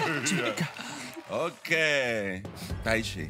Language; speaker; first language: German; non-native, fluent; Spanish